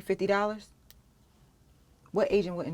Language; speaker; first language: English; native; English